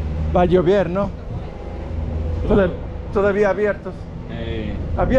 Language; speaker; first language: Spanish; non-native, fluent; English